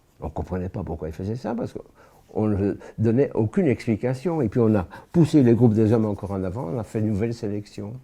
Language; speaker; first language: French; native; French